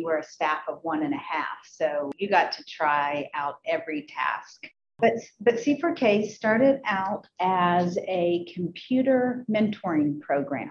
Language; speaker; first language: English; native; English